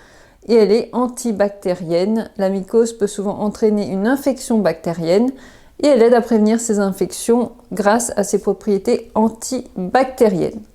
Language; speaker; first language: French; native; French